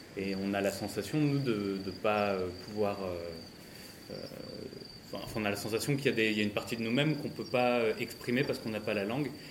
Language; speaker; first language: French; native; French